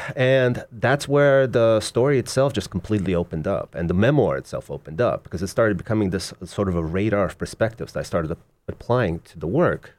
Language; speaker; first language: English; early bilingual, other home language; Russian